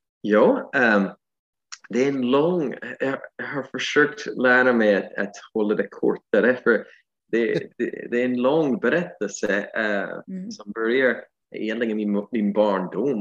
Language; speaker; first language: Swedish; non-native, fluent; English